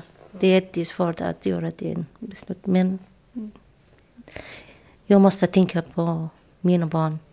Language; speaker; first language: Swedish; non-native, learner; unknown